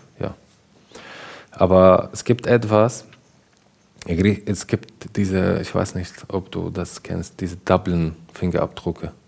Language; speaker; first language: German; non-native, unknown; Arabic